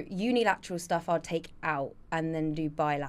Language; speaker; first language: English; native; English